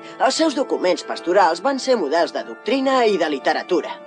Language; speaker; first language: Catalan; native; Catalan